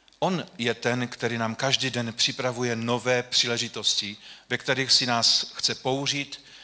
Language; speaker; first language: Czech; non-native, local second language; Polish